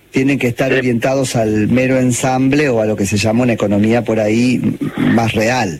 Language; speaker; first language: Spanish; native; Spanish